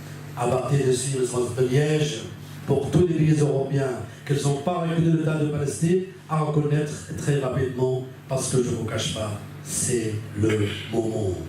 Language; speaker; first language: French; non-native, fluent; Arabic